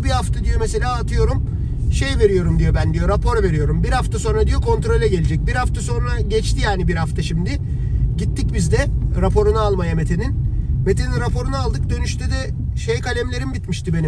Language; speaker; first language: Turkish; native; Turkish